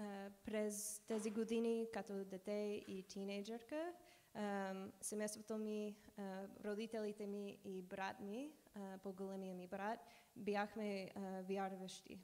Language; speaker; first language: Bulgarian; non-native, learner; English